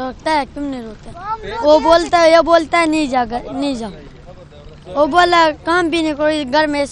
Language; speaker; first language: Hindi; non-native, local second language; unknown